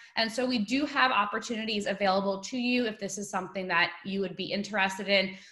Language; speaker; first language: English; native; English